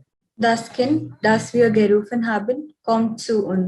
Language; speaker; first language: German; non-native, learner; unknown